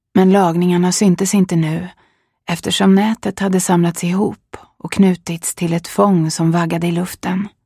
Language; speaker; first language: Swedish; native; Swedish